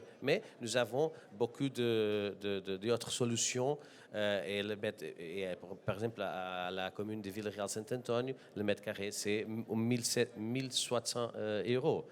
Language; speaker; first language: French; non-native, learner; Portuguese